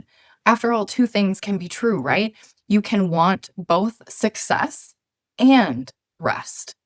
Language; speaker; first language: English; native; English